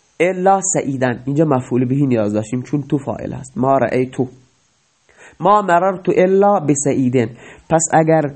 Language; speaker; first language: Persian; non-native, local second language; Baluchi